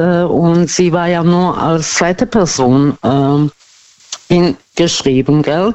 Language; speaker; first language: German; non-native, fluent; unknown